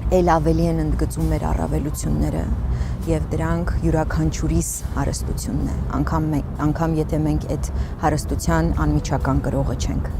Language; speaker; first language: Armenian; native; Armenian